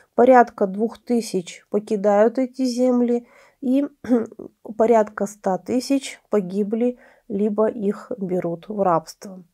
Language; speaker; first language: Russian; native; Russian